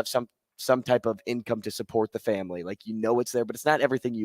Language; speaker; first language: English; native; English